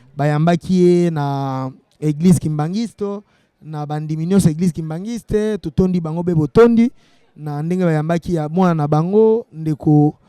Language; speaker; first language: Lingala; non-native, local second language; Kongo